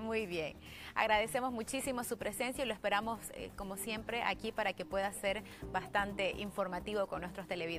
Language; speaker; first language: Spanish; native; Spanish